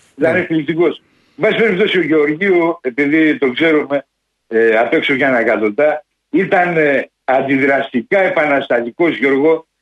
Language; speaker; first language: Greek; native; Greek